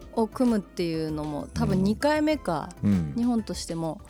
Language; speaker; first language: Japanese; native; Japanese